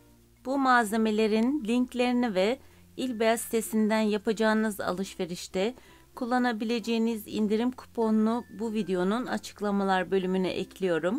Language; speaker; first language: Turkish; native; Turkish